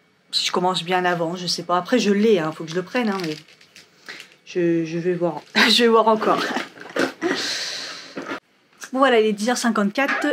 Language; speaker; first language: French; native; French